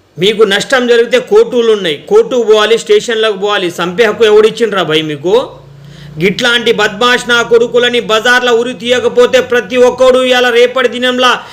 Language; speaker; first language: Telugu; non-native, local second language; Lambadi